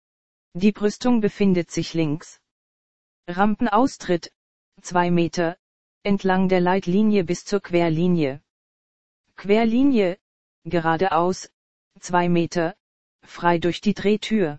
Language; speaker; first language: German; native; German